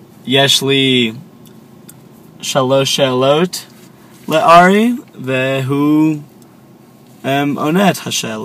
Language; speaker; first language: Hebrew; non-native, learner; English